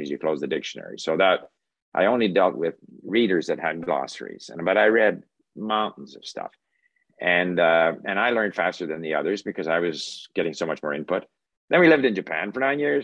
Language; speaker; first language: English; early bilingual, other home language; Swedish